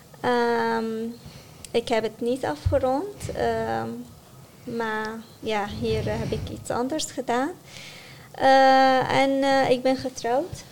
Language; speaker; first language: Dutch; non-native, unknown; Arabic